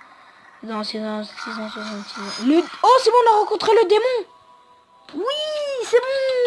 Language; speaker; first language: French; native; French